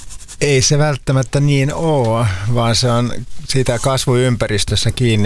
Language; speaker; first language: Finnish; native; Finnish